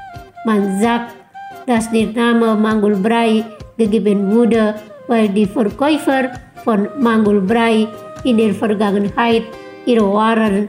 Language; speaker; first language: German; non-native, learner; Indonesian